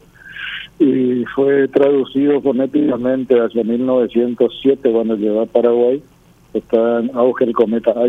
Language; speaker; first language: Spanish; native; Spanish